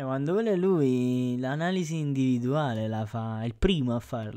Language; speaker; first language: Italian; native; Italian